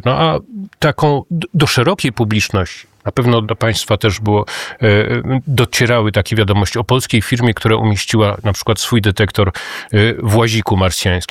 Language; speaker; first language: Polish; native; Polish